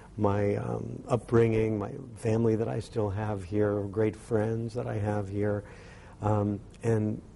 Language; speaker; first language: English; native; English